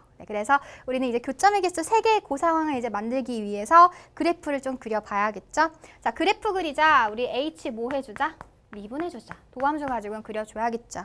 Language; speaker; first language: Korean; native; Korean